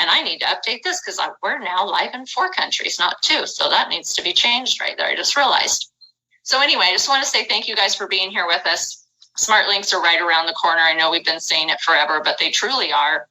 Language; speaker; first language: English; native; English